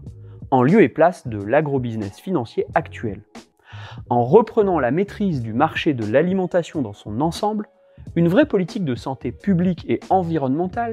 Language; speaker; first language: French; native; French